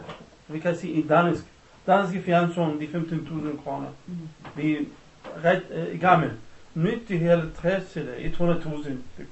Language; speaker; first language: Danish; non-native, learner; Arabic